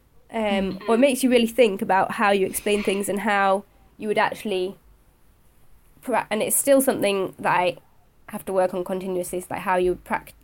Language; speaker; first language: English; native; English